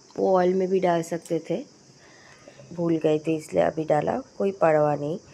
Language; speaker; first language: Hindi; non-native, local second language; Bangla